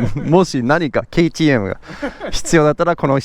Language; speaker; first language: Japanese; non-native, learner; English